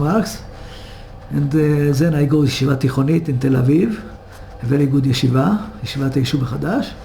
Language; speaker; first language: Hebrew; early bilingual, other home language; Hungarian